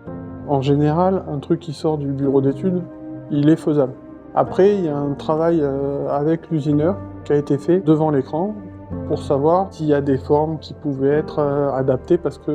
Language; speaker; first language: French; native; French